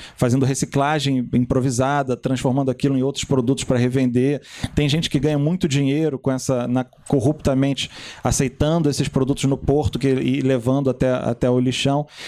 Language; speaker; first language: Portuguese; native; Portuguese